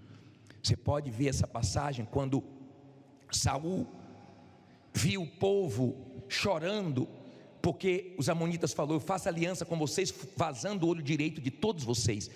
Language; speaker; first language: Portuguese; native; Portuguese